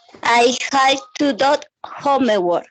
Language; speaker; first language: English; non-native, learner; Spanish